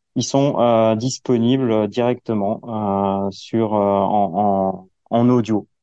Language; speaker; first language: French; native; French